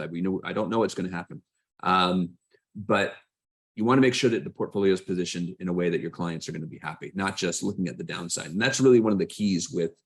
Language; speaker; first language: English; native; English